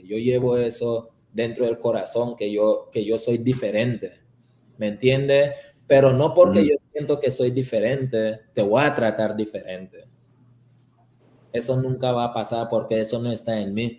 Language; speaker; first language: Spanish; early bilingual, heritage; Spanish